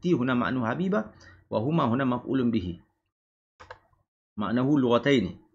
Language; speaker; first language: Arabic; non-native, fluent; Malay